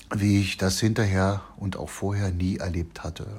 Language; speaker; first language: German; native; German